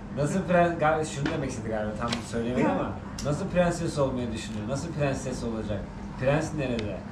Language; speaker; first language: Turkish; native; Turkish